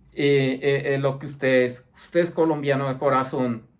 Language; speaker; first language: Spanish; early bilingual, heritage; Spanish